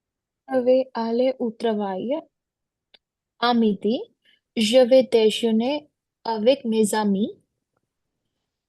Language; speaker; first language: French; non-native, learner; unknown